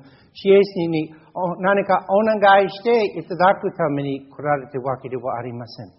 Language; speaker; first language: Japanese; non-native, fluent; English